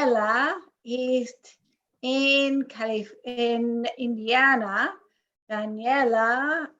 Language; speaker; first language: German; non-native, learner; English